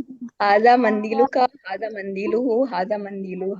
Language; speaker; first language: Arabic; non-native, learner; Urdu